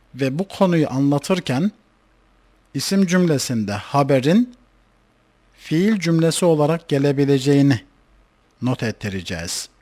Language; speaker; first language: Turkish; native; Turkish